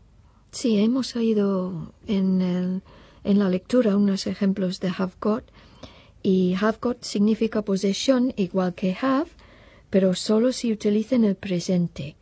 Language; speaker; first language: Spanish; non-native, fluent; English